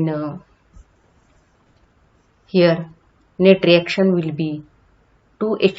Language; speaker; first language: English; non-native, local second language; Marathi